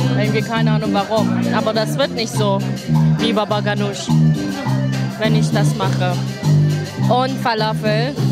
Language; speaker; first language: German; native; German